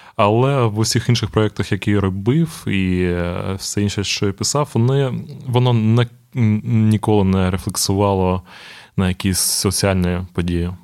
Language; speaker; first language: Ukrainian; non-native, local second language; Russian